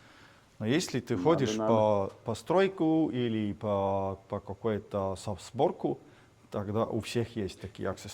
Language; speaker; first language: Russian; non-native, fluent; Estonian